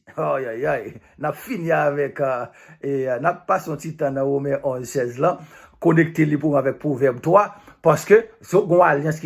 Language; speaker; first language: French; non-native, local second language; Haitian Creole